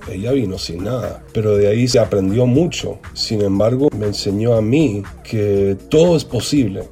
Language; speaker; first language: Spanish; native; Spanish